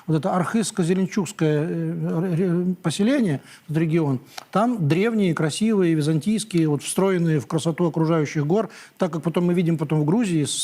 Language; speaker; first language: Russian; native; Russian